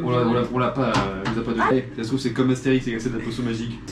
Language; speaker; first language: French; native; French